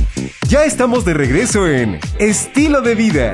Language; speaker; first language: Spanish; native; Spanish